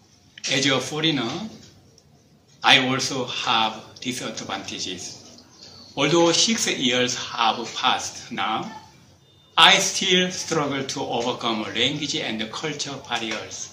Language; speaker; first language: English; non-native, fluent; Korean